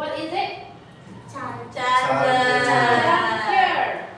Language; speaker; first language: English; non-native, learner; Indonesian